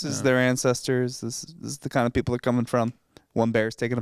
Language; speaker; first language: English; native; English